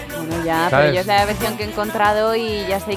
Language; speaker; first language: Spanish; native; Spanish